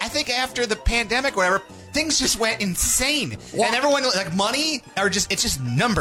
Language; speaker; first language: English; native; English